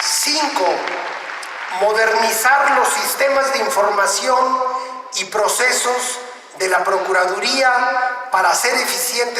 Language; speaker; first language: Spanish; native; Spanish